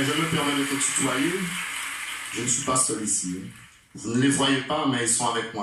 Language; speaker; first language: French; native; French